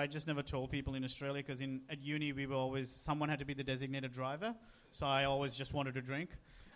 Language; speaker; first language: English; non-native, local second language; Sinhala